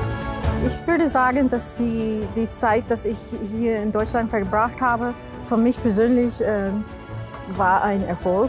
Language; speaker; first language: German; non-native, fluent; English